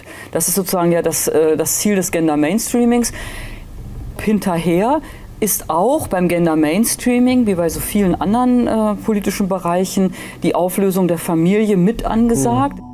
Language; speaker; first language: German; native; German